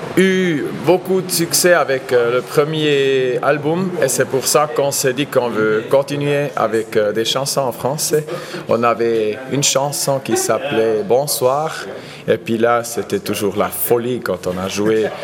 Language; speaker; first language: French; non-native, local second language; Swiss German